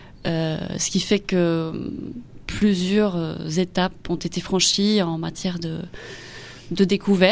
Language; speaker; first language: French; non-native, fluent; Spanish